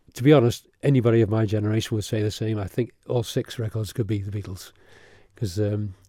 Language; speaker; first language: English; early bilingual, other home language; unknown